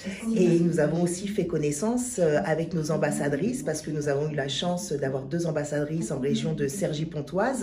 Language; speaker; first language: French; native; French